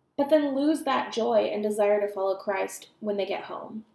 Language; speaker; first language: English; native; English